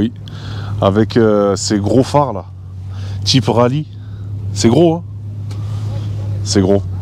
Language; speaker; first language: French; native; French